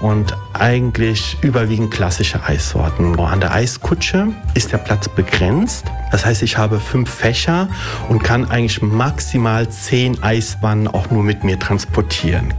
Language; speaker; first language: German; early bilingual, other home language; Italian